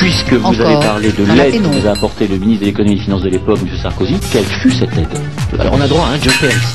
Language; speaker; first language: French; native; French